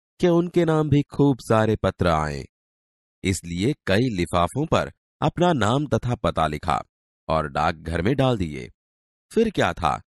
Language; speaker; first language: Hindi; non-native, local second language; Gujarati